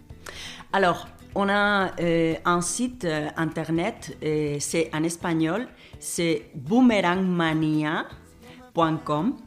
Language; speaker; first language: French; non-native, fluent; Spanish